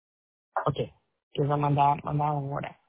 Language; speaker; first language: Spanish; non-native, learner; Portuguese